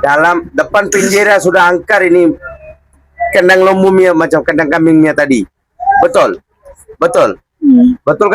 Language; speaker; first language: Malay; non-native, learner; Bangla